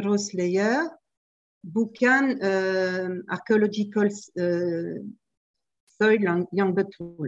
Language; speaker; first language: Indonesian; non-native, learner; French